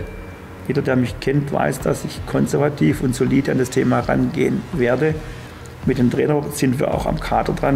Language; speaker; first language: German; native; German